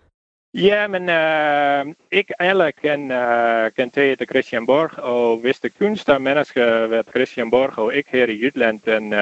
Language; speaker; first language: Danish; non-native, fluent; Dutch